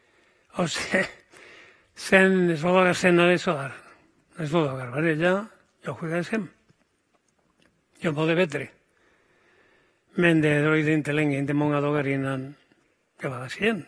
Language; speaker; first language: Swedish; non-native, fluent; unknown